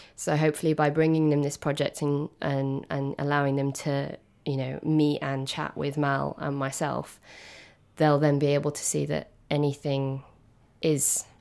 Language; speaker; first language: English; native; English